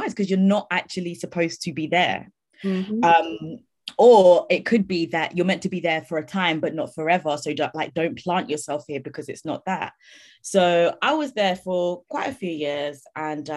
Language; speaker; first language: English; native; English